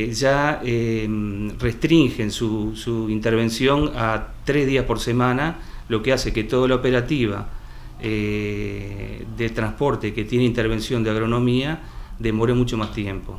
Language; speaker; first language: Spanish; native; Spanish